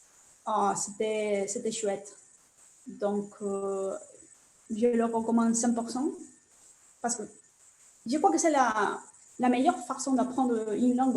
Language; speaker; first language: French; non-native, learner; Spanish